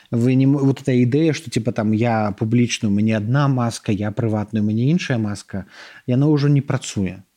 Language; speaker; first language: Belarusian; native; Belarusian